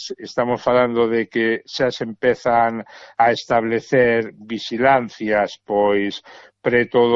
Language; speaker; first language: Galician; native; Galician